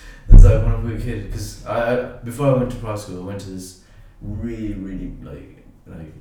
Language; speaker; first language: English; native; English